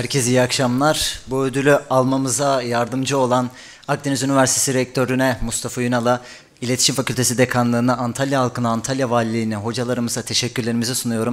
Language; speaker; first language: Turkish; native; Turkish